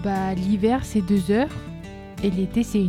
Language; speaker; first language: French; early bilingual, other home language; Turkish